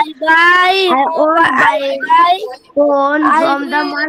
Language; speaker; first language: English; non-native, learner; Bangla